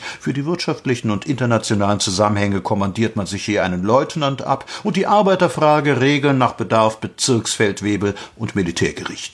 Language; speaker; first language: German; native; German